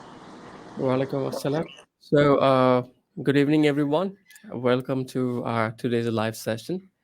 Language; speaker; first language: English; non-native, fluent; Bangla